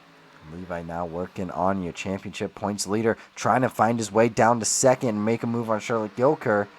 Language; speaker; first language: English; native; English